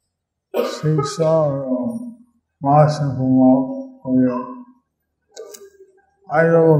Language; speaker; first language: Spanish; non-native, learner; English